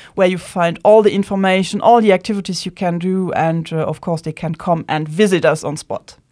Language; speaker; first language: English; non-native, fluent; Luxembourgish